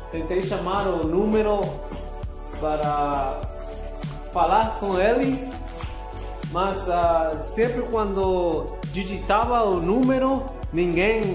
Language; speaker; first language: Portuguese; non-native, learner; Spanish